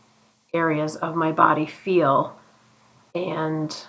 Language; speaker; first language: English; native; English